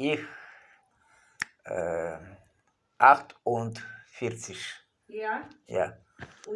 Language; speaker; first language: German; non-native, learner; Ukrainian